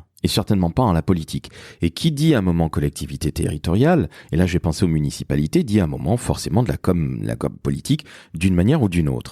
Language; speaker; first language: French; native; French